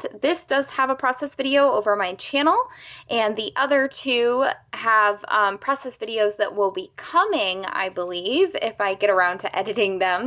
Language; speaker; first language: English; native; English